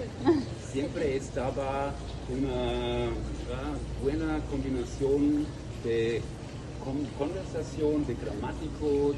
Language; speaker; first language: Spanish; non-native, learner; German